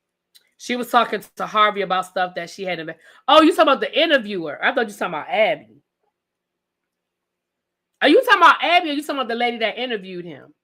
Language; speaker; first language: English; native; English